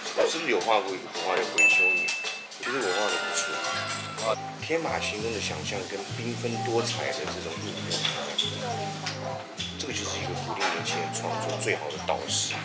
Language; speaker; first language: Chinese; non-native, fluent; Japanese